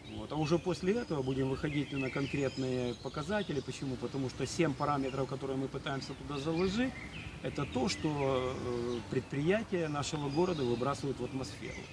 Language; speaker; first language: Russian; native; Russian